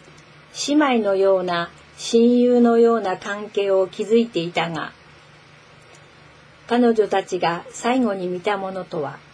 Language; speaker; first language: Japanese; native; Japanese